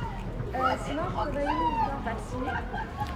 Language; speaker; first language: French; native; French